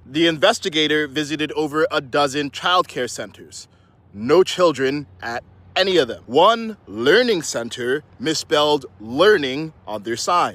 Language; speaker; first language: English; early bilingual, other home language; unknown